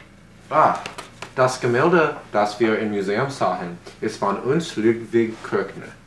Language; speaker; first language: German; non-native, learner; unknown